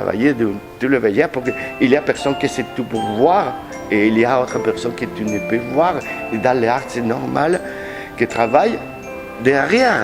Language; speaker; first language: French; non-native, learner; Spanish